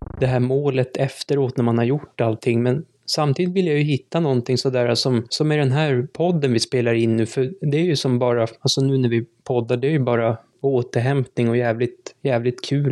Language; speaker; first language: Swedish; native; Swedish